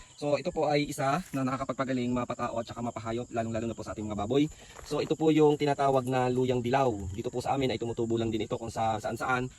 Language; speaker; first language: Filipino; native; Filipino